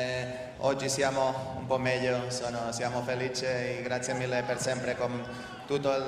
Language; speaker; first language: Italian; non-native, fluent; Spanish